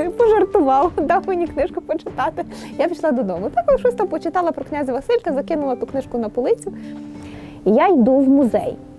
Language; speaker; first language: Ukrainian; native; Ukrainian